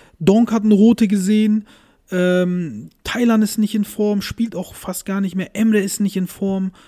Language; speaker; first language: German; early bilingual, other home language; Turkish